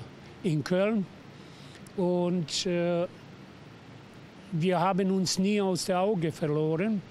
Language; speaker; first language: German; non-native, fluent; Serbian